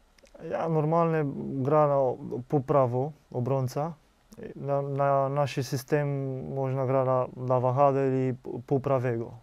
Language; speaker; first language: Polish; non-native, learner; Romanian